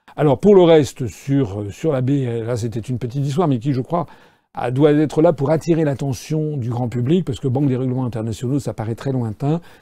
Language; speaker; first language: French; native; French